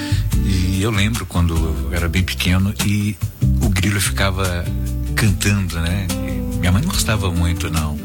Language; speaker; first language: Portuguese; native; Portuguese